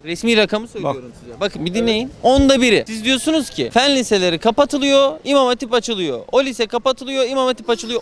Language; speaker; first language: Turkish; native; Turkish